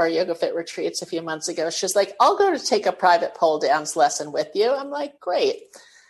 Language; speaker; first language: English; native; English